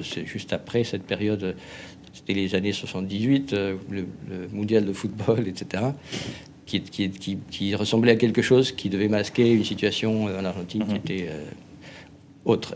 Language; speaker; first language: French; non-native, fluent; Spanish